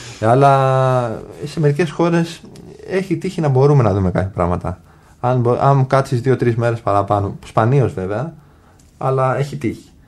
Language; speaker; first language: Greek; early bilingual, other home language; English